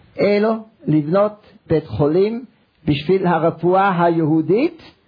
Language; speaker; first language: Hebrew; non-native, fluent; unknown